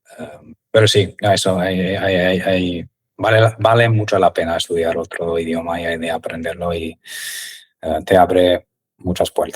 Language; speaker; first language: Spanish; non-native, fluent; English